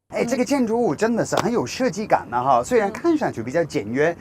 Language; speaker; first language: Chinese; non-native, fluent; English